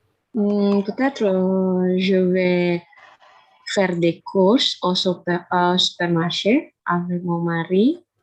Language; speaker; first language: French; non-native, learner; Indonesian